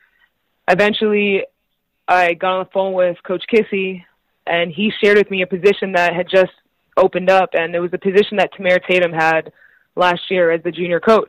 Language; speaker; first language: English; native; English